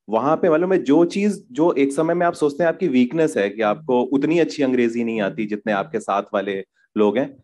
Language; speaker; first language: Hindi; native; Hindi